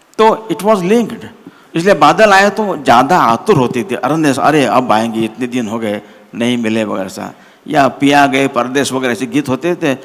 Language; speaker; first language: Hindi; non-native, local second language; Marathi